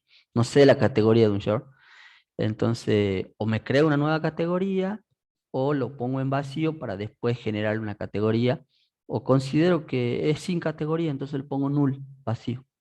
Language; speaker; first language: Spanish; native; Spanish